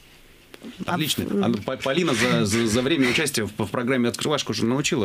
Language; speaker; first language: Russian; native; Russian